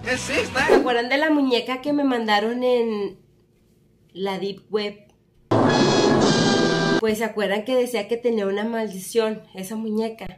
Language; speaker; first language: Spanish; native; Spanish